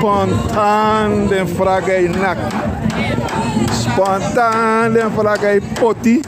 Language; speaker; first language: Dutch; non-native, local second language; Sranan Tongo